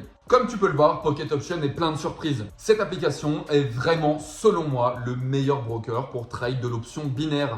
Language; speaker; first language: French; native; French